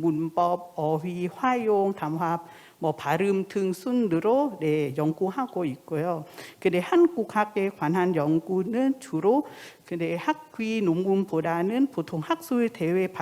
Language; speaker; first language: Korean; non-native, fluent; Thai